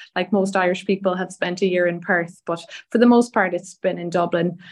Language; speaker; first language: English; native; English